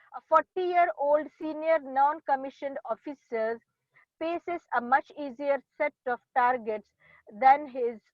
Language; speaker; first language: English; non-native, local second language; Marathi